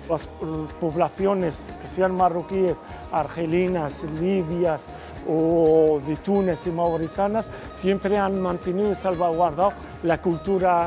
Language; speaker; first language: Spanish; non-native, fluent; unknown